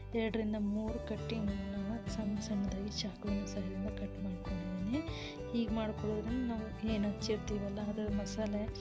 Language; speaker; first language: Kannada; native; Kannada